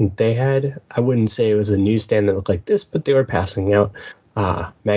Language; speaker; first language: English; native; English